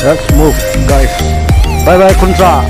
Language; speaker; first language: Hindi; non-native, local second language; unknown